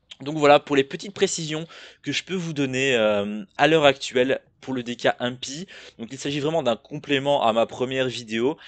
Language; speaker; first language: French; native; French